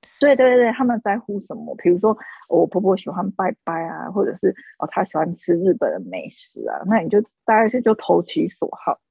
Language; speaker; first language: Chinese; native; Chinese